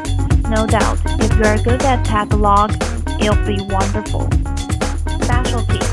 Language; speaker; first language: English; non-native, learner; Chinese